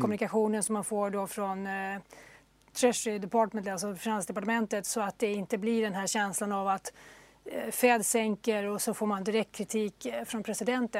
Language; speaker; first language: Swedish; native; Swedish